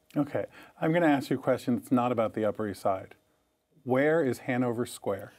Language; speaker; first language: English; native; English